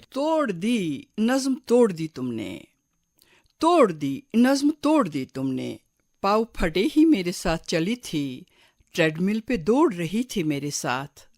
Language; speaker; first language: Urdu; non-native, local second language; Kashmiri